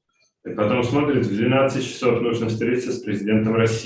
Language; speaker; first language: Russian; native; Russian